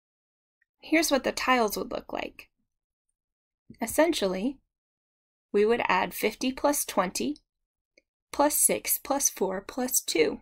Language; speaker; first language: English; native; English